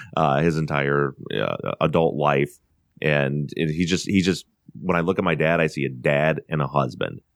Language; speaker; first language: English; native; English